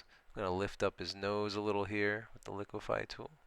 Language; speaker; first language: English; native; English